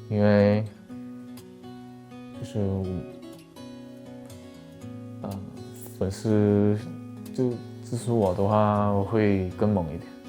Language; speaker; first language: Chinese; non-native, fluent; Korean